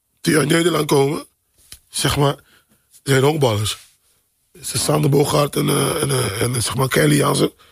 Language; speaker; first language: Dutch; non-native, local second language; Papiamento